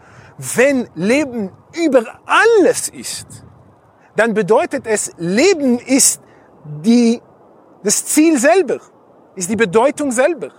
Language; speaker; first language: German; non-native, fluent; Hebrew